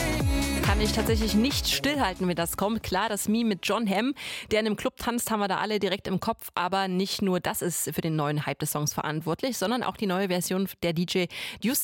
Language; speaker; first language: German; native; German